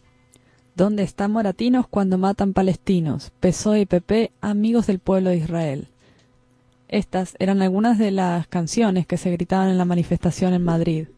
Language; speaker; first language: Spanish; native; Spanish